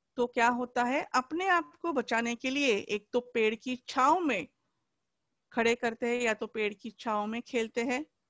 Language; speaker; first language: Hindi; non-native, local second language; Marathi